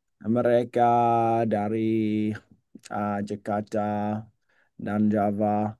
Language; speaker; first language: Indonesian; non-native, learner; English